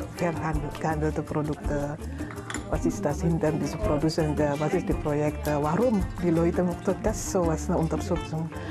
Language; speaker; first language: German; non-native, learner; Indonesian